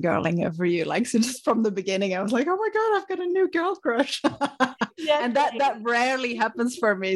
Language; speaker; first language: English; non-native, fluent; Dutch